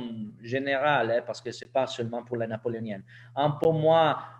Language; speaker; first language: French; non-native, learner; Italian